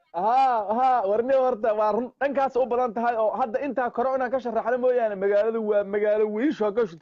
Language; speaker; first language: Somali; native; Somali